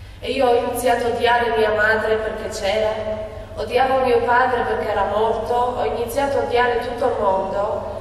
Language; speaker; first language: Italian; non-native, fluent; Polish